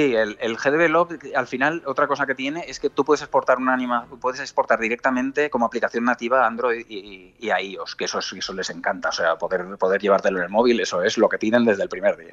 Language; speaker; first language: Spanish; native; Spanish